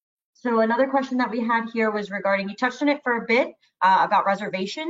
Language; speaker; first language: English; native; English